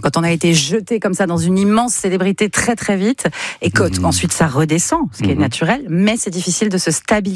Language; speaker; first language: French; native; French